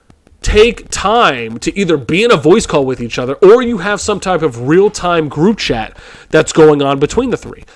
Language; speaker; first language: English; native; English